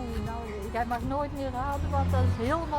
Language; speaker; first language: Dutch; native; Dutch